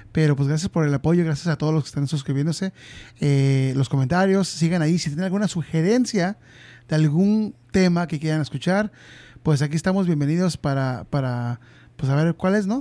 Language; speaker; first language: Spanish; early bilingual, heritage; Spanish